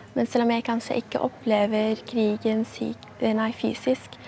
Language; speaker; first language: Norwegian; non-native, fluent; Arabic